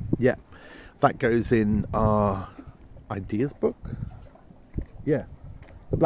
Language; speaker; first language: English; native; English